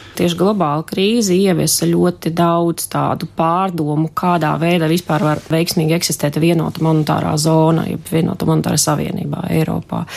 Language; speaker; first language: Latvian; non-native, local second language; Russian